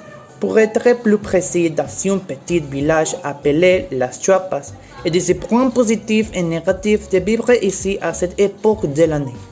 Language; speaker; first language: French; non-native, learner; Spanish